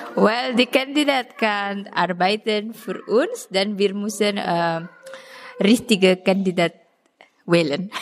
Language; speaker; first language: German; non-native, learner; Indonesian